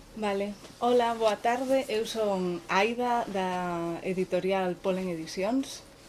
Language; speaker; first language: Galician; non-native, local second language; Spanish